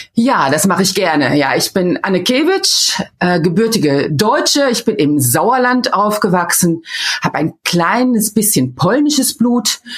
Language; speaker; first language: German; native; German